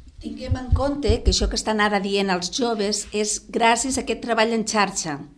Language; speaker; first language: Catalan; non-native, local second language; Spanish